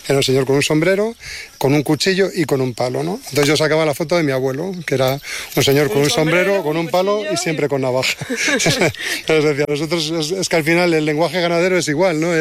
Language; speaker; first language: Spanish; native; Spanish